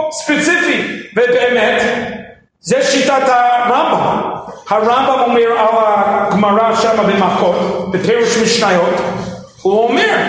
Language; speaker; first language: Hebrew; non-native, fluent; English